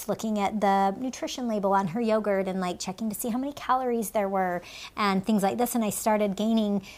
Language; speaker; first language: English; native; English